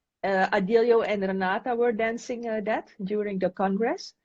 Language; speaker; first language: English; non-native, fluent; Dutch